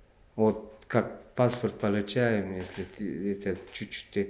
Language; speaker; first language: Russian; non-native, learner; Uzbek